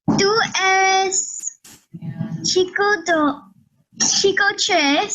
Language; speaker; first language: Spanish; non-native, learner; English